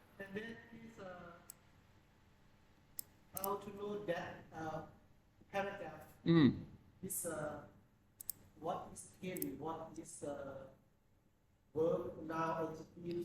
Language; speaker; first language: English; non-native, learner; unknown